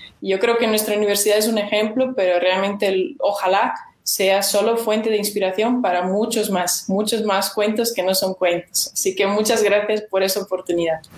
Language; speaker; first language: Spanish; non-native, fluent; Portuguese